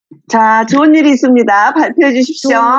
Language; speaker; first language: Korean; native; Korean